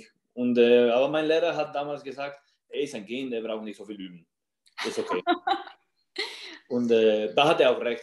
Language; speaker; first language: German; non-native, fluent; Spanish